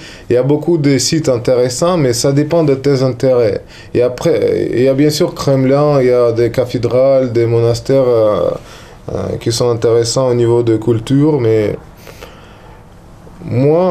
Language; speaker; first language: French; non-native, learner; Russian